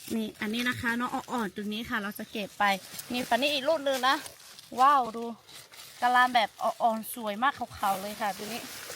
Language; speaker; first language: Thai; non-native, local second language; Lahu